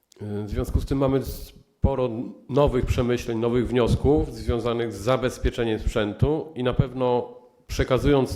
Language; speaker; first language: Polish; native; Polish